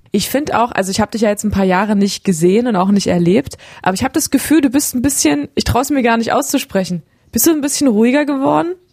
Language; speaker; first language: German; native; German